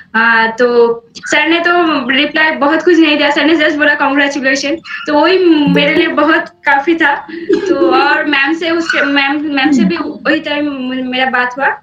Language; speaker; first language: Hindi; non-native, local second language; Bangla